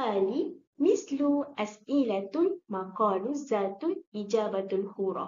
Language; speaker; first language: Arabic; non-native, learner; Malay